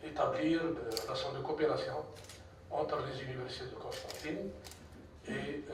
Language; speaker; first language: French; non-native, local second language; Arabic